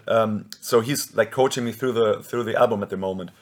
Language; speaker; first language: English; non-native, fluent; German